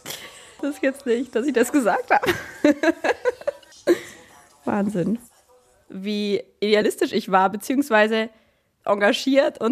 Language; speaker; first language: German; native; German